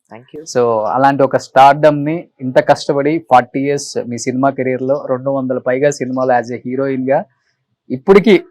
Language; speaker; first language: Telugu; native; Telugu